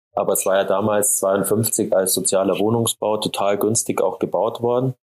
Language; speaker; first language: German; native; German